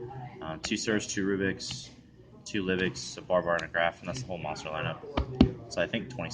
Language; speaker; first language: English; native; English